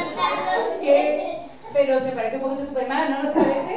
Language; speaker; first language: Spanish; native; Spanish